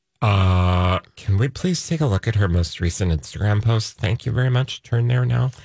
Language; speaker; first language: English; native; English